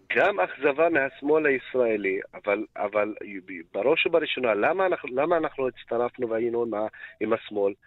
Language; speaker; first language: Hebrew; non-native, local second language; Arabic